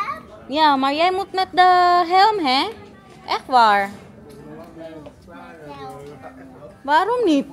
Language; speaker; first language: Dutch; non-native, learner; Filipino